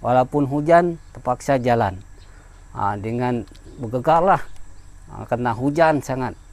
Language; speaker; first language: Indonesian; non-native, local second language; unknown